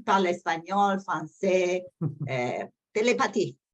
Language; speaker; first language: French; non-native, learner; English